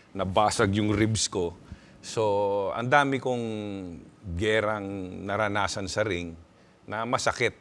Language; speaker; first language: Filipino; non-native, local second language; Hiligaynon